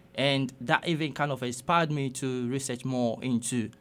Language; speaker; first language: English; non-native, local second language; Ga